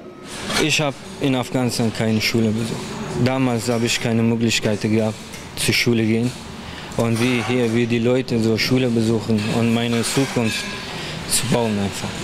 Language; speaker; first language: German; non-native, learner; Persian